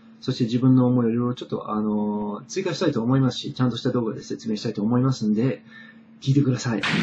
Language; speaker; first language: Japanese; non-native, fluent; English